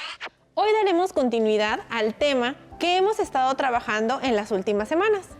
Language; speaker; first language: Spanish; native; Spanish